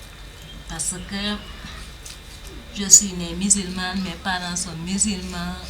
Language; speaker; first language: French; non-native, learner; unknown